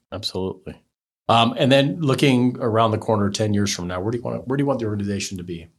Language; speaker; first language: English; native; English